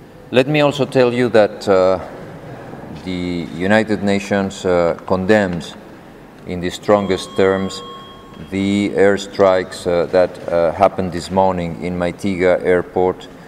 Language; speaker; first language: English; non-native, fluent; Spanish